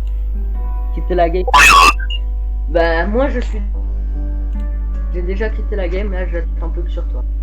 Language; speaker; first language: French; native; French